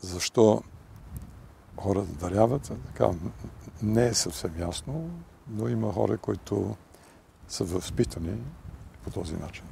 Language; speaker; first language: Bulgarian; early bilingual, heritage; Bulgarian